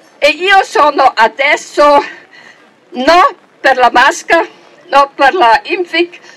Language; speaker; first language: Italian; non-native, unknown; German